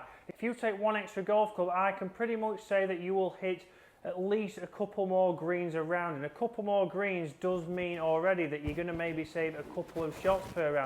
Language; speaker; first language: English; native; English